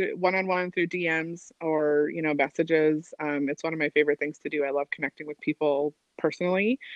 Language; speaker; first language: English; native; English